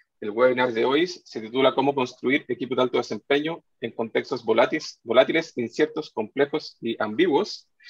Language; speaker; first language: Spanish; native; Spanish